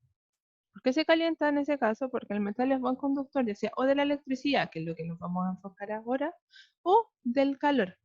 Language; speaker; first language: Spanish; native; Spanish